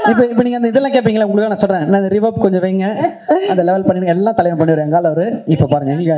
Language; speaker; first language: Tamil; native; Tamil